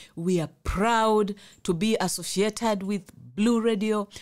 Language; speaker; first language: English; non-native, local second language; Swahili